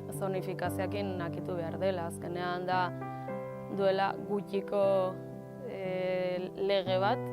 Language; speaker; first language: Basque; native; Basque